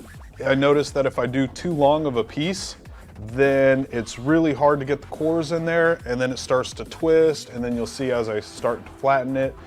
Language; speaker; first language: English; native; English